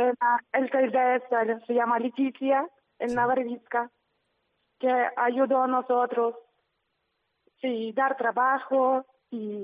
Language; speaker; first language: Spanish; non-native, learner; Ukrainian